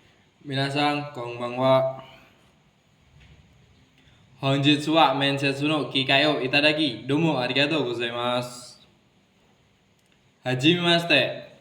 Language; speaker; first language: Japanese; non-native, learner; Indonesian